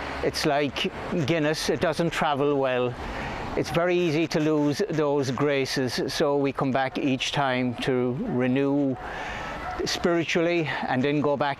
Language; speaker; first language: English; native; English